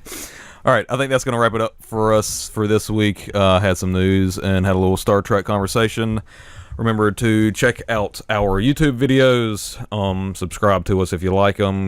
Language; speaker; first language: English; native; English